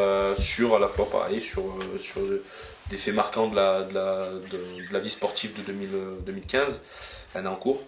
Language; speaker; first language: French; native; French